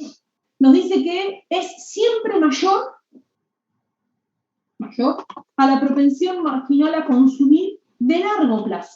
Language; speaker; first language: Spanish; native; Spanish